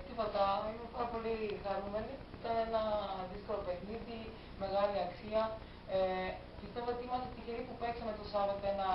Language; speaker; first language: Greek; non-native, fluent; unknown